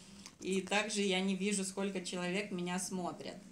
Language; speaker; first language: Russian; native; Russian